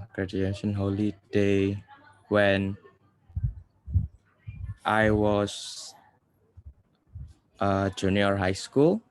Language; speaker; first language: English; non-native, learner; Indonesian